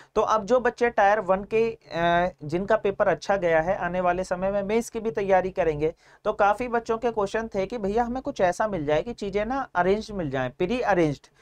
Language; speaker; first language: Hindi; native; Hindi